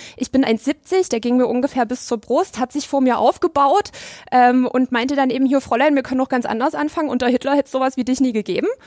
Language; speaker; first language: German; native; German